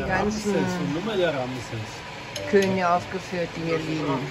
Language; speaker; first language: German; native; German